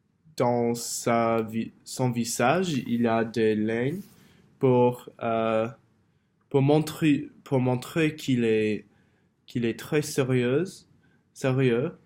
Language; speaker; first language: French; non-native, learner; English